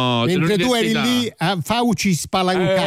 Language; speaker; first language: Italian; native; Italian